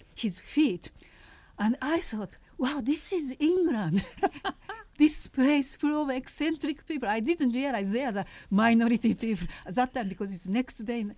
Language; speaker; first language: English; non-native, fluent; Japanese